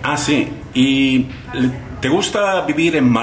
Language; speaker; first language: Spanish; native; Spanish